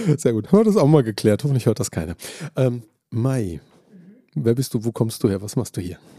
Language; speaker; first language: German; native; German